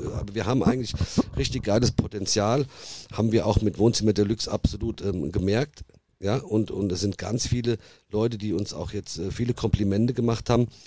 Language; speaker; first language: German; early bilingual, other home language; Italian